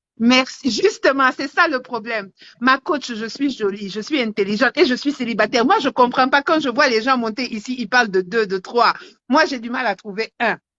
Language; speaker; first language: French; non-native, local second language; Wolof